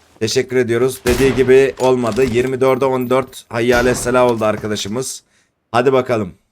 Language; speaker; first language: Turkish; native; Turkish